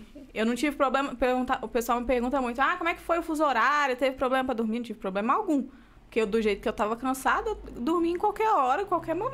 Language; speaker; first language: Portuguese; native; Portuguese